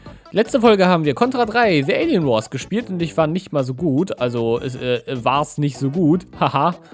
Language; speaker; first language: German; native; German